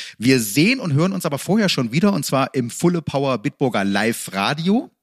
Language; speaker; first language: German; native; German